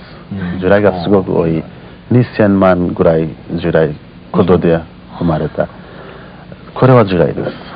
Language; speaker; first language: Japanese; non-native, learner; Kurdish